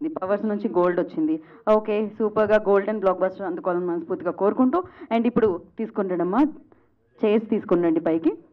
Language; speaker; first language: Telugu; native; Telugu